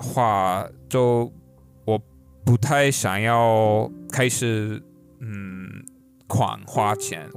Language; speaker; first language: Chinese; non-native, fluent; English